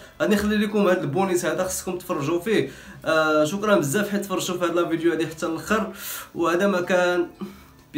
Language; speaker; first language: Arabic; native; Arabic